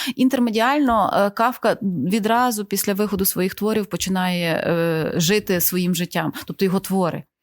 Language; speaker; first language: Ukrainian; native; Ukrainian